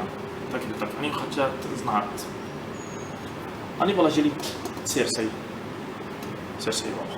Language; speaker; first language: Russian; non-native, learner; Arabic